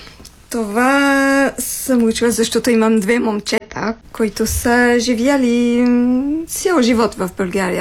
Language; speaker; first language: Bulgarian; non-native, fluent; French